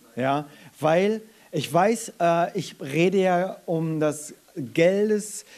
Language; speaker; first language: German; native; German